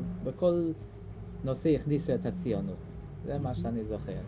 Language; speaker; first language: Hebrew; non-native, fluent; Hungarian